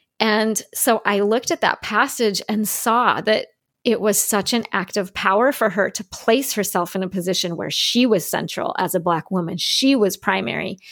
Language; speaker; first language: English; native; English